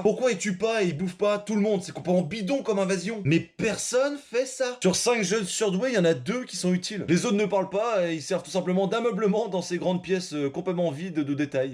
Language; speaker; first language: French; native; French